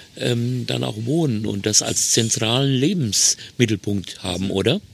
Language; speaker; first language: German; native; German